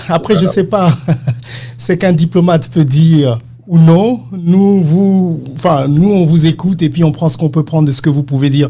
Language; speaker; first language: French; non-native, local second language; Lingala